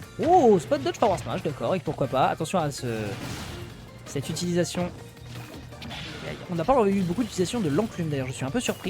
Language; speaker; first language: French; native; French